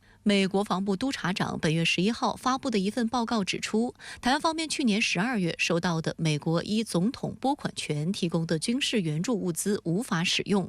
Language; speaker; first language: Chinese; native; Chinese